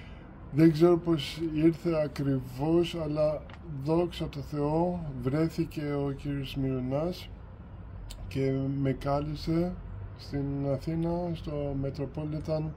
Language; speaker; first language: Greek; early bilingual, heritage; Greek